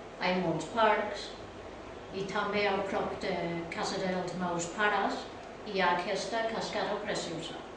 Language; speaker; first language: Catalan; non-native, learner; English